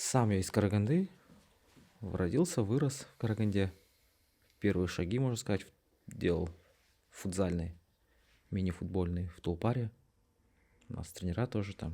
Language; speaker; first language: Russian; native; Russian